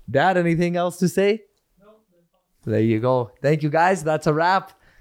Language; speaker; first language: English; early bilingual, other home language; Punjabi